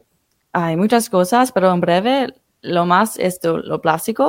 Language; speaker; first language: Spanish; non-native, fluent; English